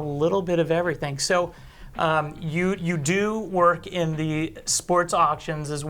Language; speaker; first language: English; native; English